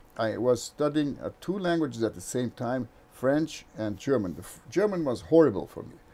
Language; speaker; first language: English; non-native, fluent; Portuguese